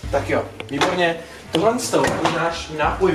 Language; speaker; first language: Czech; native; Czech